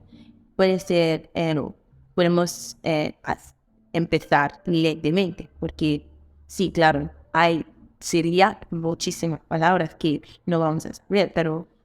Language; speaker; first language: Spanish; non-native, fluent; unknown